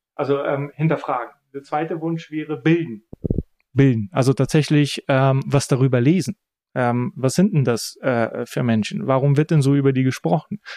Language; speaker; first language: German; early bilingual, other home language; Bulgarian